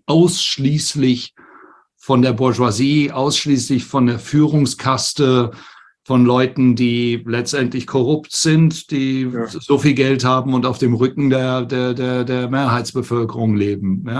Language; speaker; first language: German; native; German